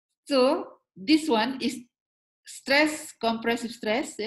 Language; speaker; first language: English; non-native, local second language; Malay